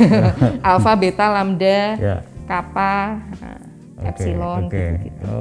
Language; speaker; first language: Indonesian; native; Indonesian